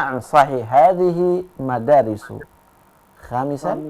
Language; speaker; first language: Arabic; non-native, fluent; Indonesian